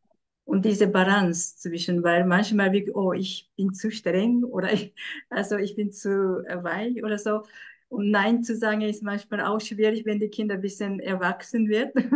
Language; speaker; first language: German; non-native, fluent; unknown